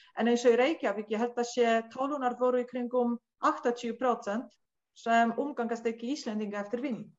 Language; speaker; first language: Icelandic; non-native, fluent; Polish